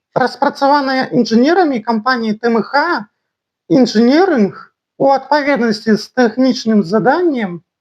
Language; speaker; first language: Belarusian; non-native, local second language; Russian